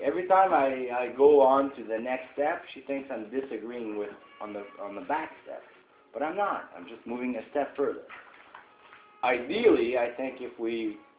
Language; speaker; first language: English; non-native, fluent; French